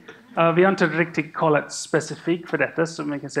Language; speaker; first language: Swedish; non-native, fluent; English